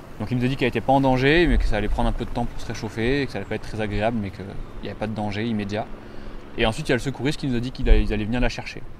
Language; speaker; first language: French; native; French